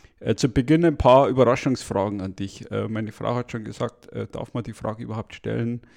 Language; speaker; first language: German; native; German